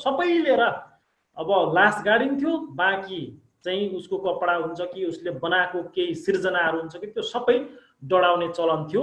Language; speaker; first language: Nepali; non-native, local second language; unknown